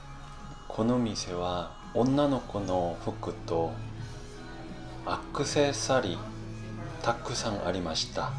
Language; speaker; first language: Japanese; non-native, learner; Korean